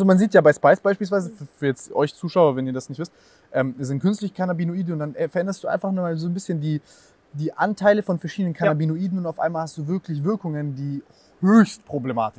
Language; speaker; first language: German; native; German